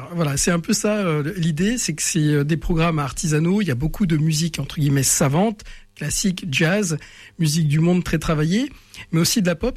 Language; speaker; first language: French; native; French